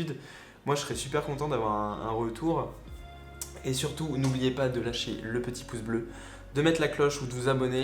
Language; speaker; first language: French; native; French